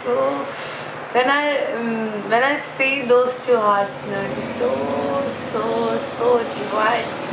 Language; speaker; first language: English; non-native, local second language; Malayalam